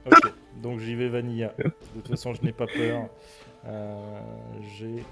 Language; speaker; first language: French; native; French